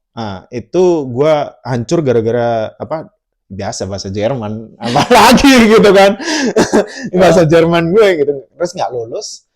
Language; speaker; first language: Indonesian; native; Indonesian